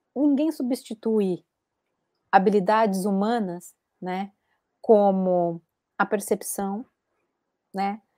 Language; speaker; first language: Portuguese; native; Portuguese